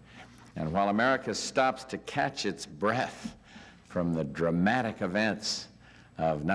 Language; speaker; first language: English; native; English